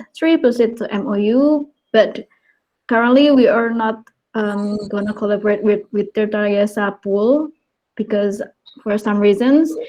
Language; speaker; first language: English; non-native, fluent; Indonesian